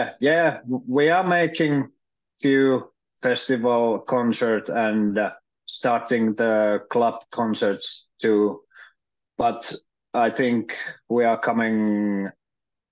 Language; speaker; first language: English; non-native, learner; Finnish